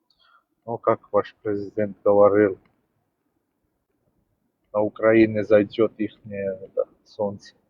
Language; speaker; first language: Russian; non-native, fluent; Georgian